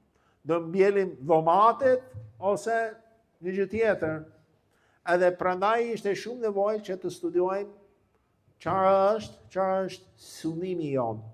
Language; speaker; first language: Albanian; non-native, fluent; English